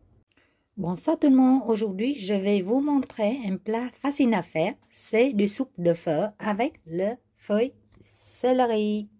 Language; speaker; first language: French; non-native, learner; Vietnamese